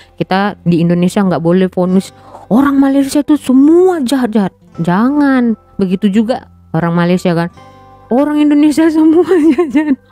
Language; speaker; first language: Indonesian; native; Indonesian